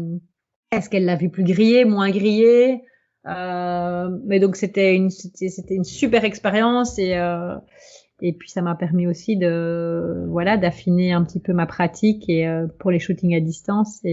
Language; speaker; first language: French; native; French